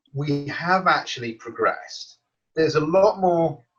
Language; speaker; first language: English; native; English